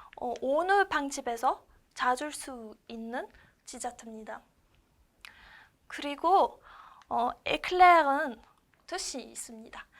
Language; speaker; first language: Korean; non-native, learner; French